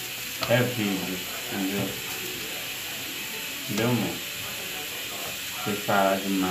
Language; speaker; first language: Portuguese; non-native, learner; Haitian Creole